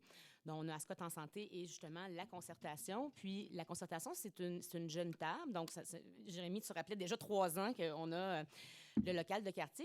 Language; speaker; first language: French; native; French